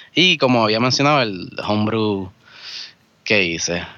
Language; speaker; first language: Spanish; native; Spanish